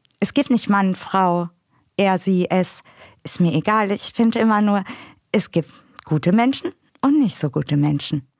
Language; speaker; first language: German; native; German